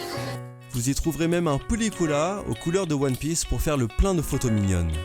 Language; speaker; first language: French; native; French